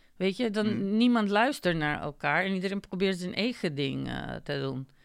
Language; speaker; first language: Dutch; non-native, fluent; Macedonian